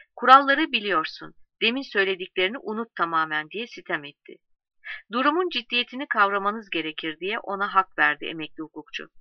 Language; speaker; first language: Turkish; native; Turkish